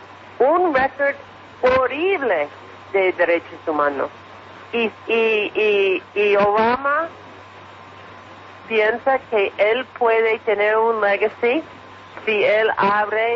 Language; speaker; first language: Spanish; non-native, fluent; English